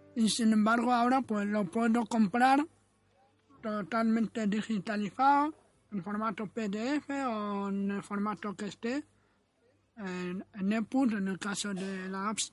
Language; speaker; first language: Spanish; non-native, fluent; Arabic